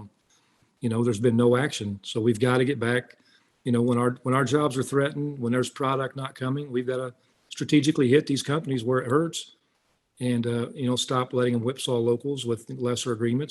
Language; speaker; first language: English; native; English